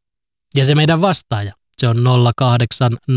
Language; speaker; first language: Finnish; native; Finnish